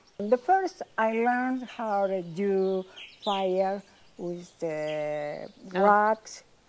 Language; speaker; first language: English; non-native, learner; Spanish